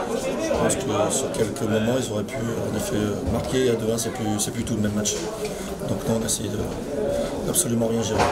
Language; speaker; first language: French; native; French